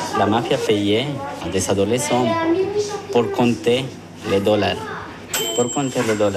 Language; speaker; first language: French; non-native, learner; Spanish